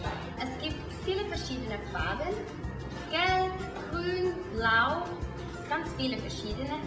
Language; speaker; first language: German; non-native, fluent; Thai